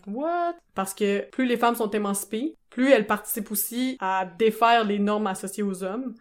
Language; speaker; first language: French; native; French